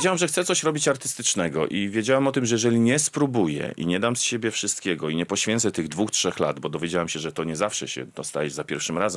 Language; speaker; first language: Polish; native; Polish